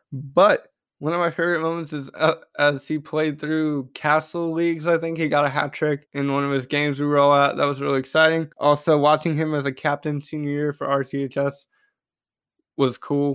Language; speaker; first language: English; native; English